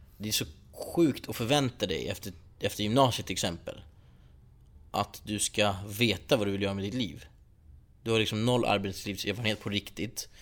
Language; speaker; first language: Swedish; early bilingual, other home language; Persian